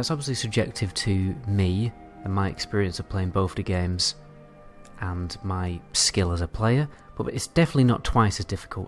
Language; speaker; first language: English; native; English